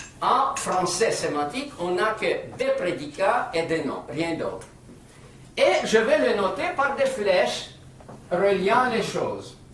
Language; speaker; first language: French; non-native, fluent; Russian